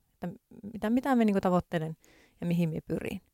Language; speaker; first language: Finnish; native; Finnish